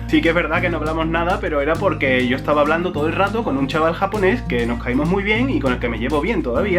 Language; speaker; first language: Spanish; native; Spanish